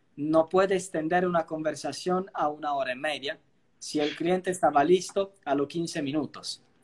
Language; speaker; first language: Spanish; non-native, fluent; Italian